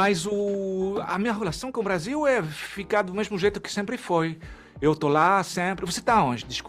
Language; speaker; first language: Portuguese; non-native, fluent; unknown